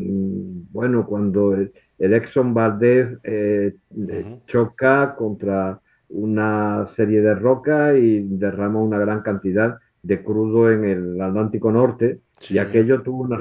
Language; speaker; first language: Spanish; native; Spanish